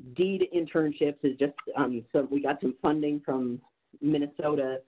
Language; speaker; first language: English; native; English